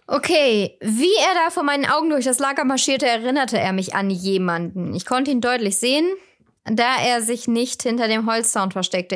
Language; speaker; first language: German; native; German